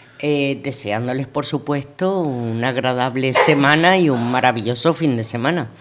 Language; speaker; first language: Spanish; native; Spanish